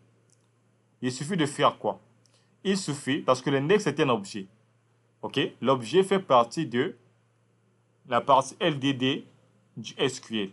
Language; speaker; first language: French; non-native, local second language; Lingala